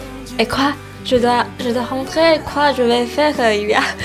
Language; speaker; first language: French; non-native, learner; Chinese